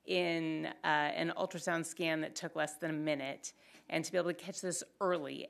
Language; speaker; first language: English; native; English